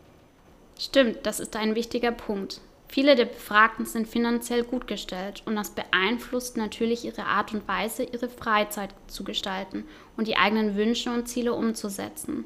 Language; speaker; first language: German; native; German